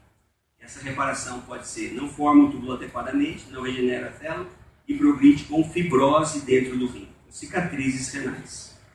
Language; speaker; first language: Portuguese; native; Portuguese